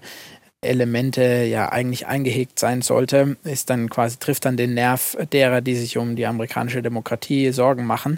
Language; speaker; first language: German; native; German